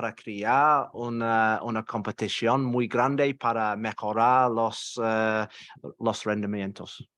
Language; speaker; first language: Spanish; non-native, learner; English